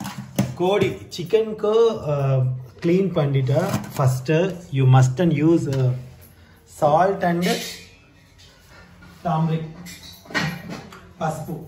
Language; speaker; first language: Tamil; non-native, learner; Telugu